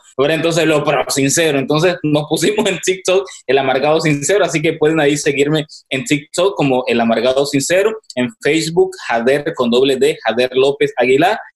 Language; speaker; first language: Spanish; native; Spanish